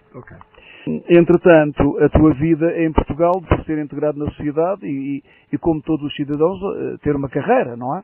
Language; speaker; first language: Portuguese; native; Portuguese